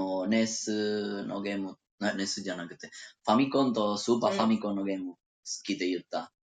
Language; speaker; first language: Japanese; non-native, learner; Spanish